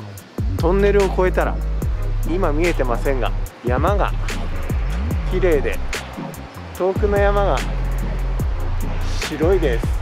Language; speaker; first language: Japanese; native; Japanese